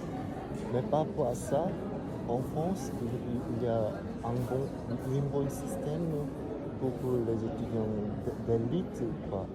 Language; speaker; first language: French; non-native, fluent; Korean